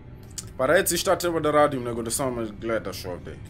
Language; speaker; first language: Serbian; early bilingual, heritage; English